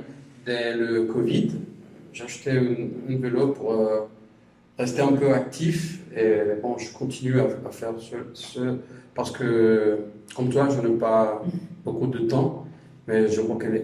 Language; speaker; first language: French; non-native, fluent; Spanish